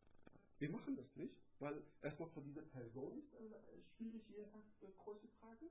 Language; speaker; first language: German; non-native, learner; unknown